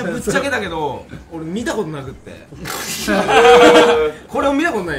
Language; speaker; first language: Japanese; native; Japanese